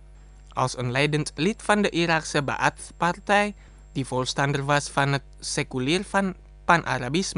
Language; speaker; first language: Dutch; non-native, fluent; Indonesian